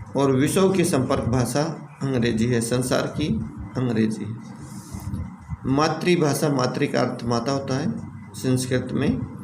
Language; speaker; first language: Hindi; native; Hindi